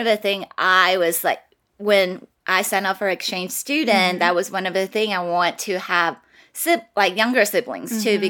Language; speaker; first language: English; non-native, fluent; Chinese